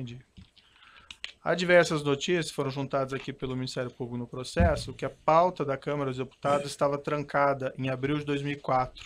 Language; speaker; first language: Portuguese; native; Portuguese